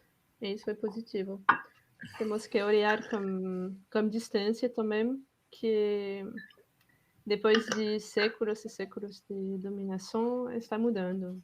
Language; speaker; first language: Portuguese; non-native, fluent; French